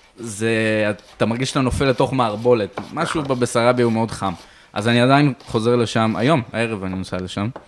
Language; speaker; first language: Hebrew; native; Hebrew